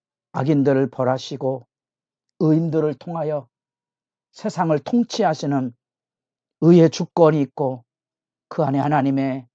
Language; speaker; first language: Korean; native; Korean